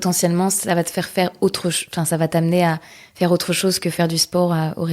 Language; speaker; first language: French; native; French